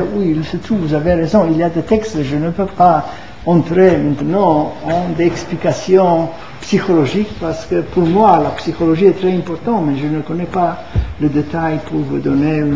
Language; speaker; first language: French; non-native, fluent; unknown